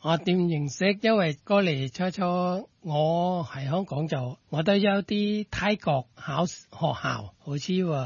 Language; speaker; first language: Cantonese; non-native, fluent; Thai